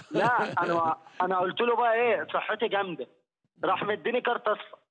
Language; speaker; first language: Arabic; native; Arabic